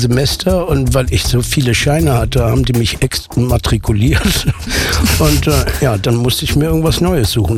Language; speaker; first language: German; native; German